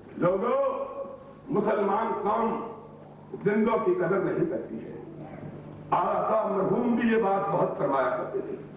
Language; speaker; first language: Urdu; non-native, local second language; Punjabi